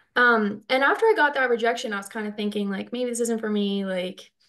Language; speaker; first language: English; native; English